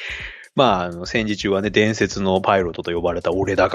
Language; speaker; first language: Japanese; native; Japanese